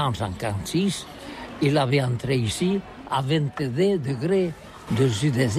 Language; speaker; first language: French; non-native, learner; Catalan